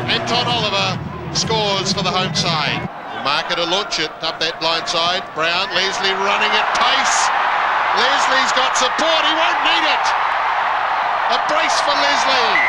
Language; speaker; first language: English; native; English